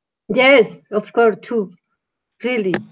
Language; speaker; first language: English; non-native, learner; Spanish